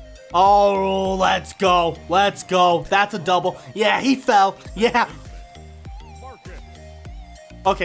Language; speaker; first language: English; native; English